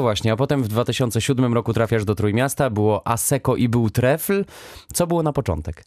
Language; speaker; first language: Polish; native; Polish